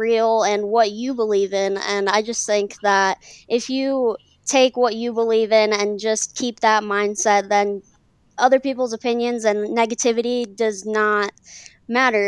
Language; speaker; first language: English; native; English